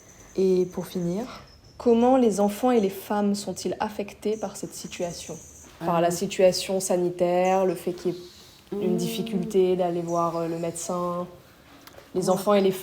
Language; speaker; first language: French; native; French